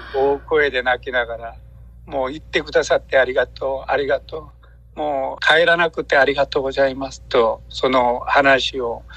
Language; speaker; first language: Japanese; non-native, fluent; Korean